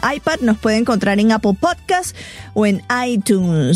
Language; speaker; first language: Spanish; native; Spanish